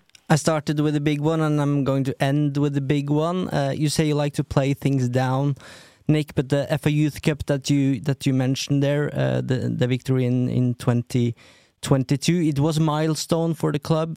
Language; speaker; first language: English; non-native, fluent; Norwegian